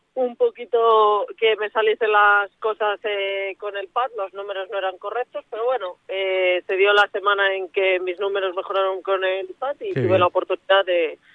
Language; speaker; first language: Spanish; native; Spanish